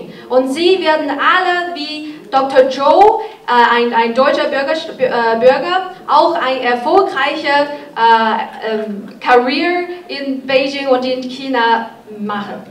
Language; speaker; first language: German; non-native, fluent; Chinese